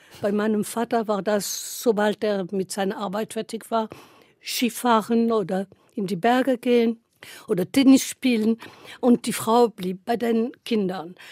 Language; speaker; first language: German; non-native, fluent; French